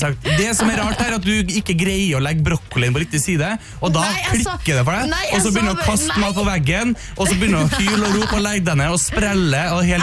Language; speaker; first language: Norwegian; native; Norwegian